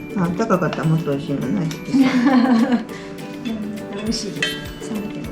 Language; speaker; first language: Japanese; native; Japanese